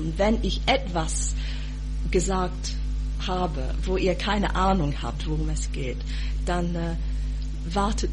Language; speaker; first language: German; non-native, fluent; English